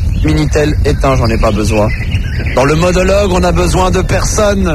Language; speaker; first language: French; native; French